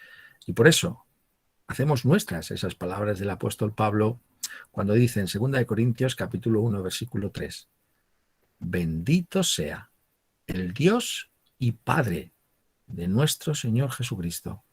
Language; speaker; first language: Spanish; native; Spanish